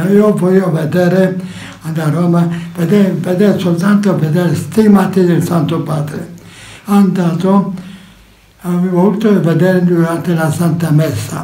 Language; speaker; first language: Italian; non-native, learner; Polish